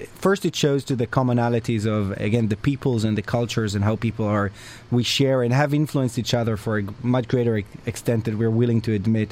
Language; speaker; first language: English; non-native, fluent; Hebrew